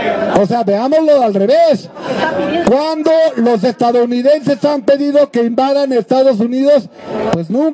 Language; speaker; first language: Spanish; native; Spanish